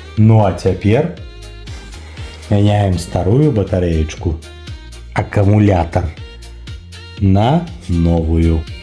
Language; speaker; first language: Belarusian; non-native, local second language; Russian